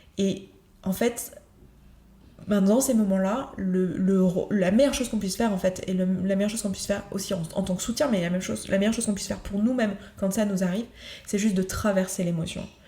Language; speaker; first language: French; native; French